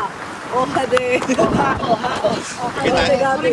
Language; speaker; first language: Spanish; non-native, learner; Filipino